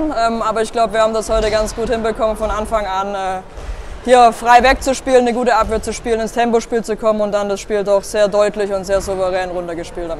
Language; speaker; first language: German; native; German